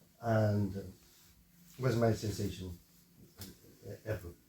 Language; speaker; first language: English; non-native, learner; Spanish